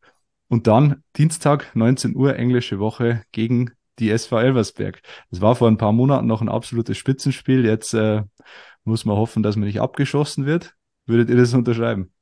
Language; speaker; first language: German; native; German